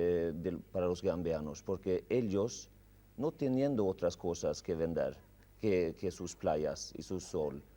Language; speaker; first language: Spanish; non-native, fluent; Swedish